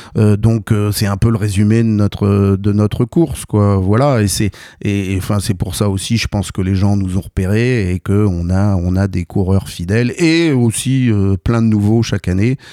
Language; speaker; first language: French; native; French